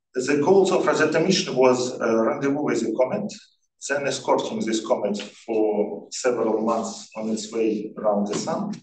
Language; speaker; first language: English; non-native, fluent; Russian